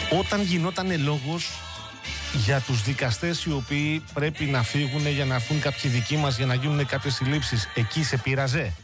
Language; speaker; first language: Greek; native; Greek